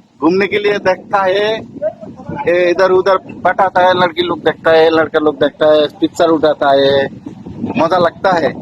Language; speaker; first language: Hindi; non-native, learner; Bangla